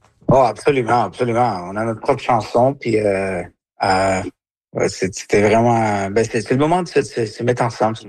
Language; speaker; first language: French; non-native, fluent; Spanish